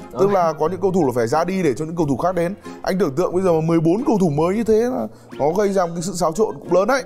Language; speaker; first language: Vietnamese; native; Vietnamese